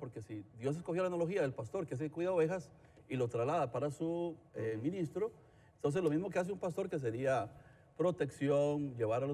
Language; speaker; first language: Spanish; native; Spanish